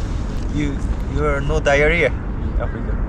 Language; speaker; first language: English; non-native, learner; Japanese